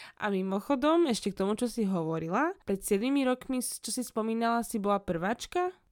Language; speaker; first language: Slovak; native; Slovak